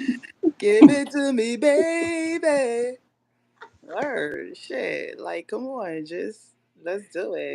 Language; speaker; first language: English; native; English